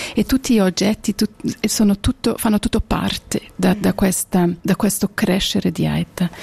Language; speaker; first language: Italian; non-native, local second language; German